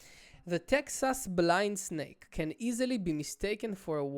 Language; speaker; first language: English; non-native, local second language; Hebrew